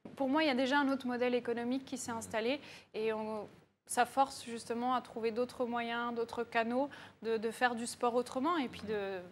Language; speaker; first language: French; native; French